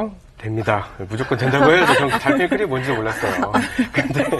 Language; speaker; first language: Korean; native; Korean